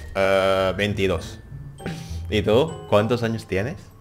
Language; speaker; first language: Spanish; non-native, learner; Indonesian